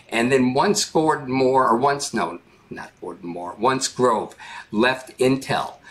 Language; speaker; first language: English; native; English